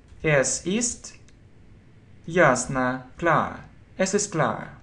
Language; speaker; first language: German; non-native, fluent; Russian